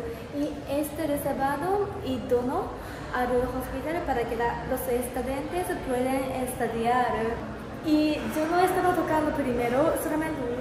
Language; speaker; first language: Spanish; non-native, learner; Japanese